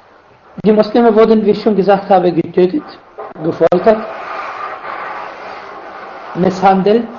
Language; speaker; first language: German; non-native, fluent; Arabic